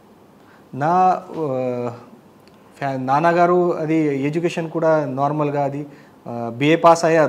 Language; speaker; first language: Telugu; non-native, learner; Marathi